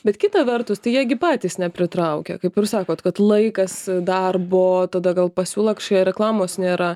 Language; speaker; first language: Lithuanian; native; Lithuanian